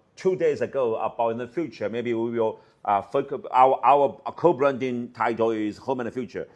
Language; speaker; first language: English; non-native, learner; Chinese